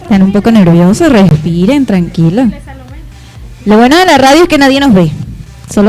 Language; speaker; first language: Spanish; native; Spanish